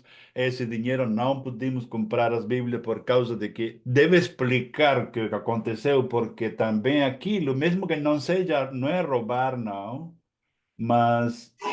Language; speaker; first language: Portuguese; non-native, fluent; Spanish